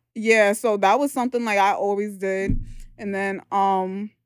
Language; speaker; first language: English; native; English